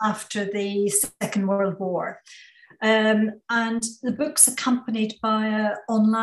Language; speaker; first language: English; native; English